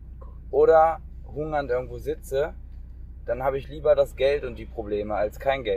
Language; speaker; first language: German; native; German